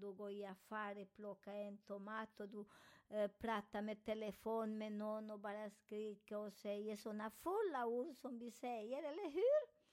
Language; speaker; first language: Swedish; non-native, fluent; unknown